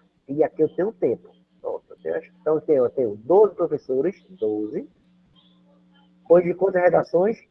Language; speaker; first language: Portuguese; native; Portuguese